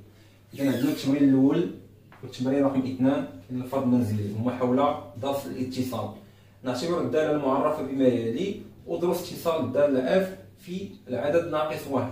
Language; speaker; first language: Arabic; native; Arabic